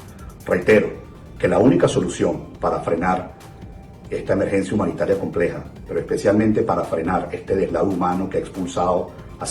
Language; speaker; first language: Spanish; native; Spanish